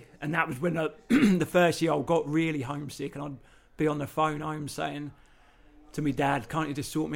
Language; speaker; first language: English; native; English